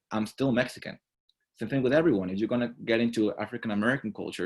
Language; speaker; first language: English; non-native, fluent; Spanish